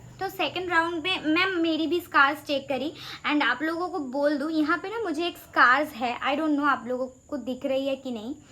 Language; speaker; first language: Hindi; non-native, local second language; Bangla